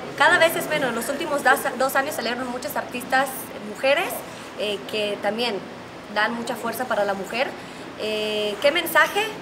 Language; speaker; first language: Spanish; non-native, fluent; Hebrew